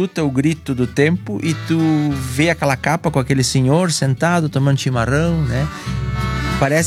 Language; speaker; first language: Portuguese; native; Portuguese